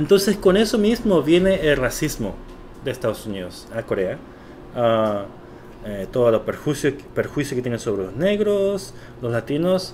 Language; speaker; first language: Spanish; non-native, fluent; Korean